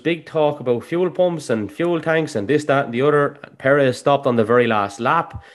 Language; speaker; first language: English; native; English